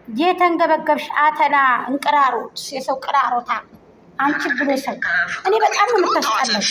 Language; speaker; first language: Amharic; native; Amharic